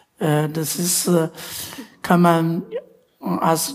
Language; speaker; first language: German; non-native, learner; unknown